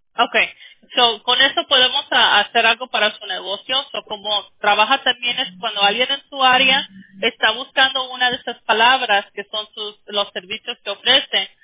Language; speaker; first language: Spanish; early bilingual, heritage; Spanish